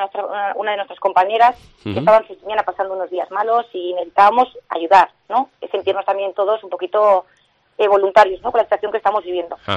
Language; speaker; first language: Spanish; native; Spanish